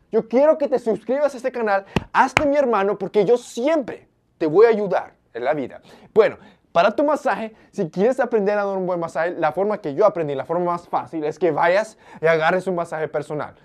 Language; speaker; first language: Spanish; early bilingual, heritage; Spanish